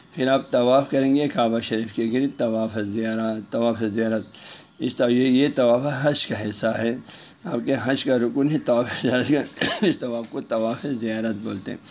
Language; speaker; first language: Urdu; non-native, local second language; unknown